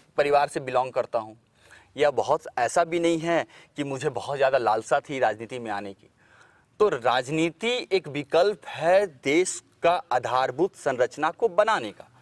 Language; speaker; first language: Hindi; native; Hindi